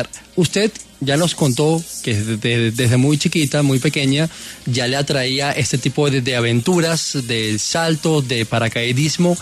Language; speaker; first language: Spanish; native; Spanish